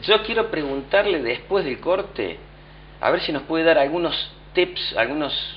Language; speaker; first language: Spanish; native; Spanish